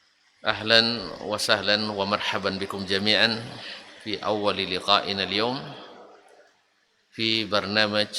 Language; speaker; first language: Arabic; non-native, fluent; Indonesian